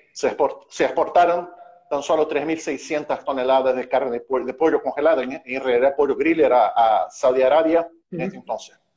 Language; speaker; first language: Spanish; non-native, fluent; Portuguese